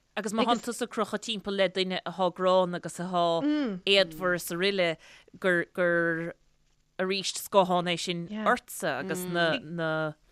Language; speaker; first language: Irish; native; Irish